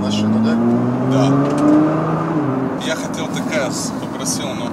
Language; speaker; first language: Russian; non-native, learner; Bulgarian